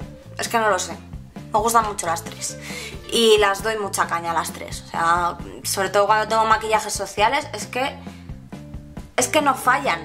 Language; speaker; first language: Spanish; native; Spanish